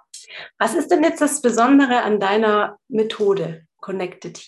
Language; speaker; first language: German; native; German